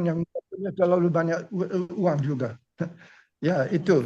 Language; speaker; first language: Indonesian; non-native, fluent; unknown